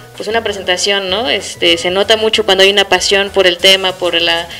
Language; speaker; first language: Spanish; native; Spanish